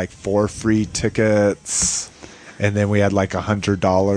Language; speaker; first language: English; native; English